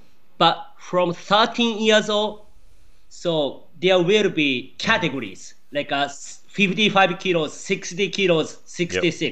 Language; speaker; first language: English; non-native, learner; Japanese